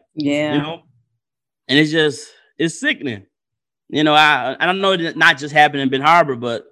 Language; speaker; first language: English; native; English